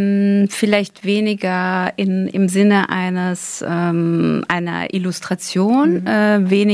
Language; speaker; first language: German; non-native, fluent; French